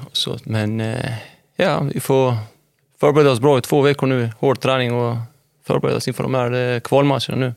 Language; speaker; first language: Swedish; early bilingual, other home language; Albanian